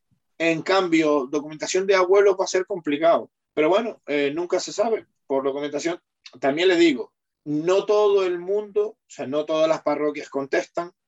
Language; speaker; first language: Spanish; native; Spanish